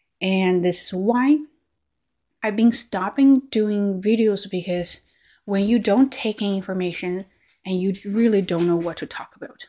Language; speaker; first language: English; non-native, fluent; Chinese